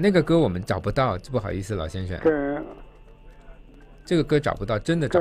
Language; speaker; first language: Chinese; native; Chinese